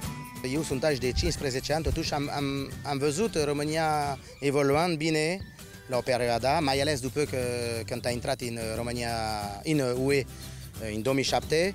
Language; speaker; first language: Romanian; non-native, fluent; French